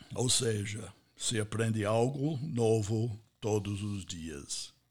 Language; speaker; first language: Portuguese; non-native, fluent; English